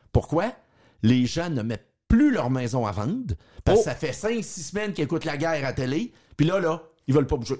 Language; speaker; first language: French; native; French